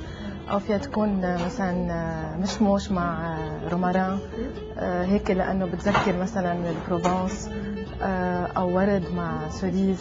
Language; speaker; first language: Arabic; native; Arabic